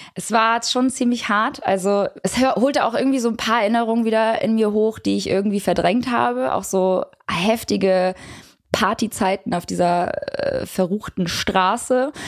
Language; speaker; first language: German; early bilingual, other home language; Albanian